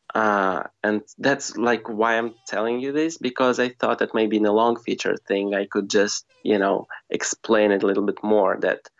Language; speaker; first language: English; non-native, fluent; Russian